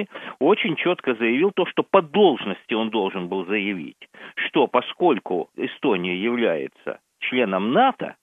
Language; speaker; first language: Russian; native; Russian